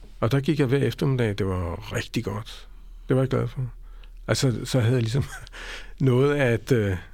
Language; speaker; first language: Danish; native; Danish